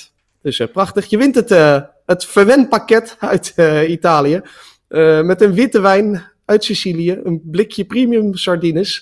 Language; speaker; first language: Dutch; native; Dutch